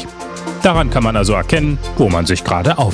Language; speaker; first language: German; native; German